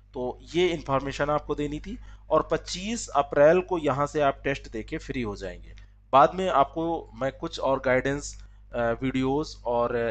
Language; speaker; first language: Hindi; native; Hindi